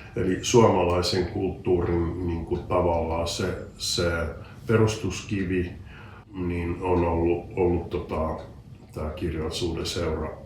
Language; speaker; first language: Finnish; native; Finnish